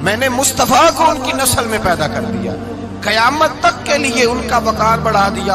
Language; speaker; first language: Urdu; non-native, local second language; Punjabi